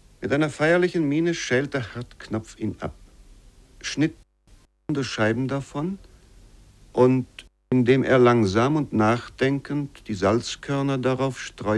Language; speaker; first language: German; native; German